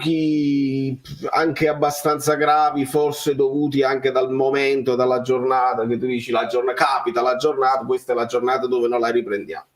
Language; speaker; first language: Italian; native; Italian